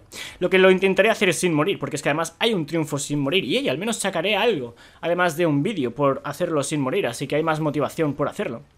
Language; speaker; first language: Spanish; native; Spanish